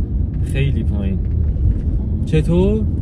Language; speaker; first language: Persian; native; Persian